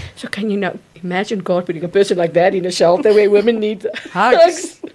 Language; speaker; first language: English; non-native, local second language; Afrikaans